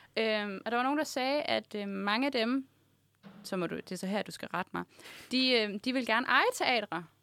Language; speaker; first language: Danish; native; Danish